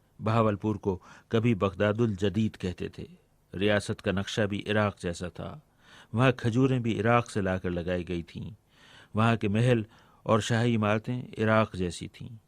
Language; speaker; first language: Urdu; native; Urdu